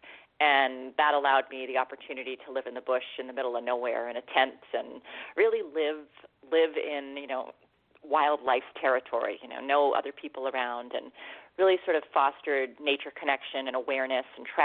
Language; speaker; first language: English; native; English